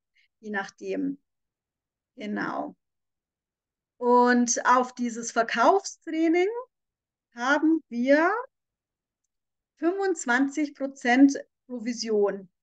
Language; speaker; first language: German; native; German